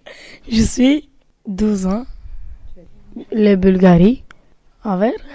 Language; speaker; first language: French; non-native, learner; Bulgarian